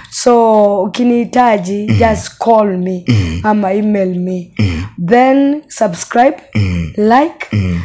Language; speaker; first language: Swahili; non-native, local second language; Luo (Kenya and Tanzania)